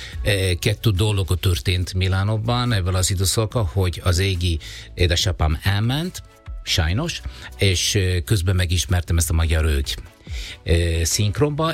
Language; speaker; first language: Hungarian; non-native, fluent; Italian